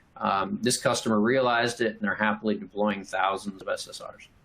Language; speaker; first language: English; native; English